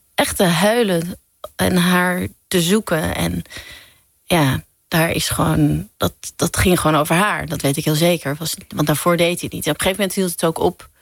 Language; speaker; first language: Dutch; native; Dutch